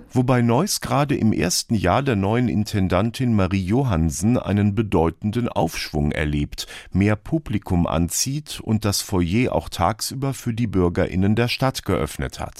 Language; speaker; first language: German; native; German